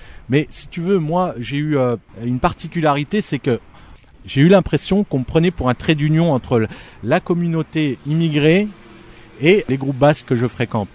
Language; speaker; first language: French; early bilingual, other home language; Arabic